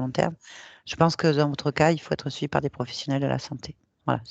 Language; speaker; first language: French; native; French